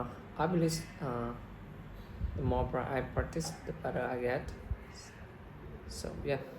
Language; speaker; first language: English; non-native, learner; Vietnamese